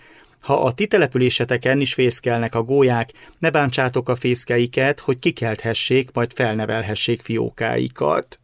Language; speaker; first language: Hungarian; native; Hungarian